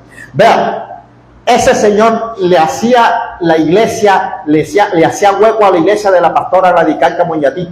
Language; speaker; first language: Spanish; native; Spanish